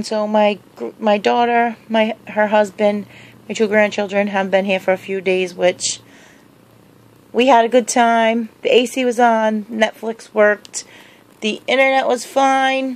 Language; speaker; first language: English; native; English